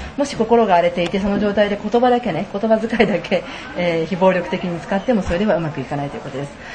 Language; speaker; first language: Japanese; native; Japanese